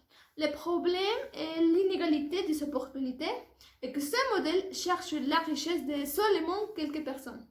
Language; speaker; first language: French; non-native, learner; Spanish